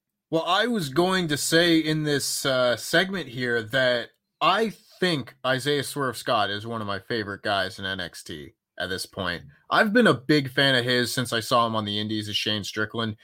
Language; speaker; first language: English; native; English